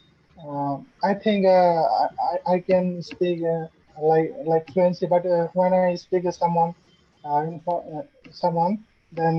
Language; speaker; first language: English; non-native, learner; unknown